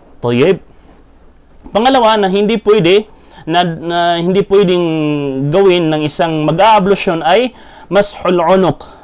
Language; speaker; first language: Filipino; non-native, local second language; Maranao